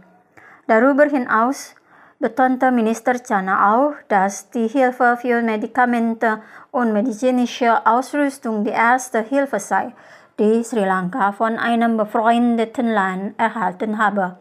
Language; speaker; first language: German; non-native, fluent; Indonesian